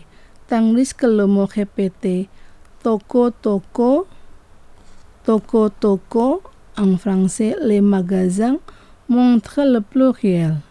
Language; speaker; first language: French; non-native, fluent; Indonesian